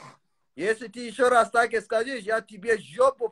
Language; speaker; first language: Russian; non-native, learner; Tajik